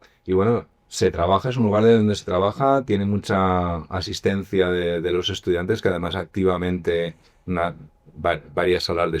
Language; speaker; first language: Spanish; native; Spanish